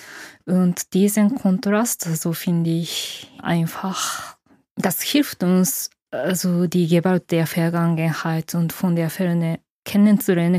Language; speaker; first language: German; non-native, fluent; Japanese